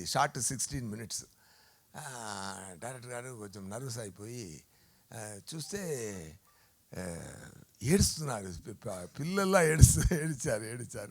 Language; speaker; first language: Telugu; non-native, learner; Tamil